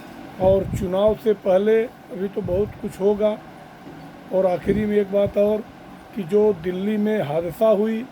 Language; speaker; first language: Hindi; native; Hindi